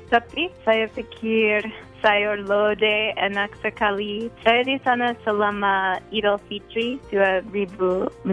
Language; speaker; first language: Indonesian; non-native, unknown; English